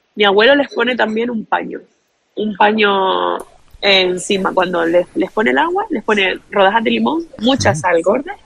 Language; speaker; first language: Spanish; native; Spanish